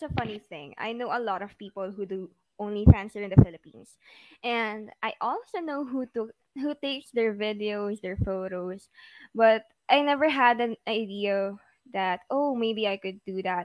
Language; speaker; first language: English; non-native, local second language; Filipino